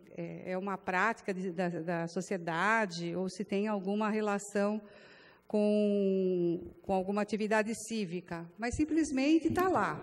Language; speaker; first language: Portuguese; native; Portuguese